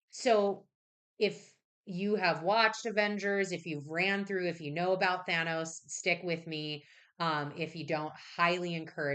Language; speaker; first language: English; native; English